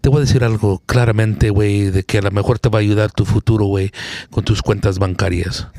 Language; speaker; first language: Spanish; early bilingual, other home language; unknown